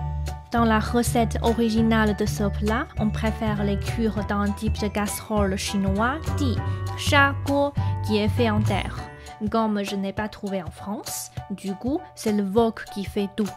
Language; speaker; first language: French; non-native, fluent; Chinese